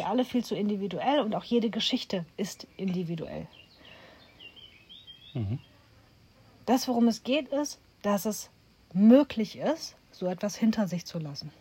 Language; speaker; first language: German; native; German